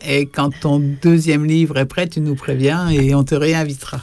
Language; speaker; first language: French; native; French